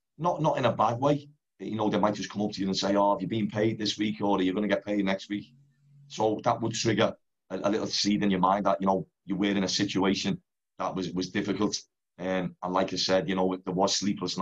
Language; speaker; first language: English; native; English